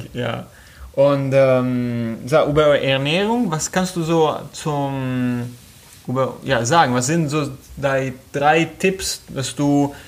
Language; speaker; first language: German; non-native, learner; Italian